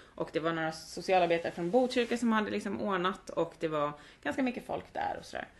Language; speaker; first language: Swedish; native; Swedish